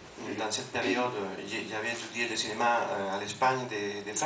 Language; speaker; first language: French; non-native, fluent; Spanish